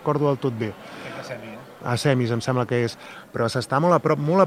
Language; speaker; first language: Catalan; native; Catalan